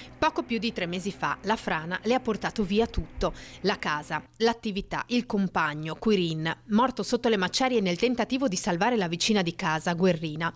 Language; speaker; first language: Italian; native; Italian